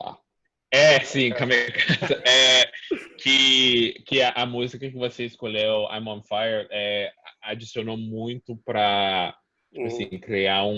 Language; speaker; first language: Portuguese; early bilingual, heritage; Portuguese